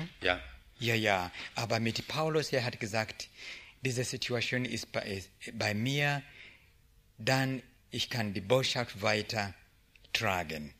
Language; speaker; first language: German; non-native, learner; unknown